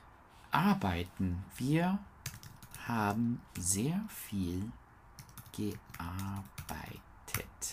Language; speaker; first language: German; non-native, learner; English